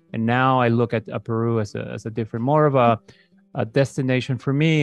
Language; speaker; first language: English; native; English